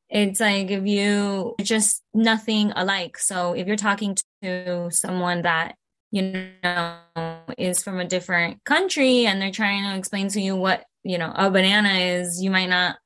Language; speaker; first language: English; early bilingual, other home language; Spanish